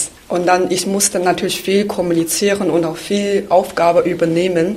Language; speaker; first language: German; non-native, fluent; Chinese